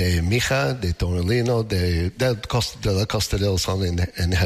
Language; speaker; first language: Spanish; non-native, learner; English